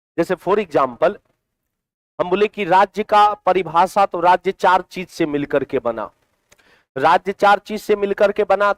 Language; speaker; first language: Hindi; native; Hindi